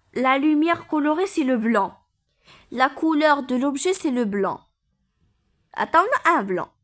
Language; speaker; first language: French; non-native, local second language; Arabic